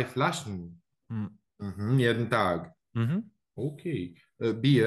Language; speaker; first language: German; non-native, learner; Arabic